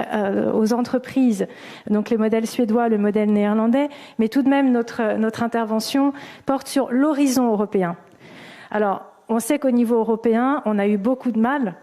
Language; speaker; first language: French; native; French